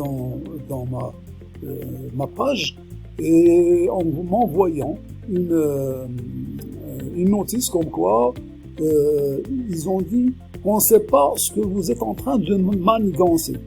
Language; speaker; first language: French; non-native, local second language; Arabic